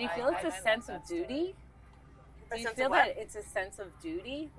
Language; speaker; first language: English; native; English